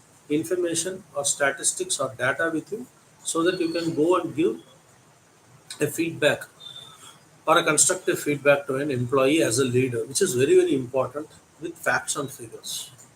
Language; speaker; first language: English; non-native, local second language; Tamil